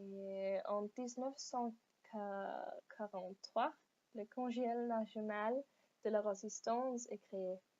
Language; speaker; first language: French; non-native, learner; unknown